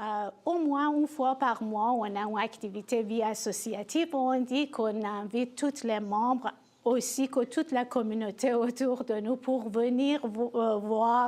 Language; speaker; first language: French; non-native, fluent; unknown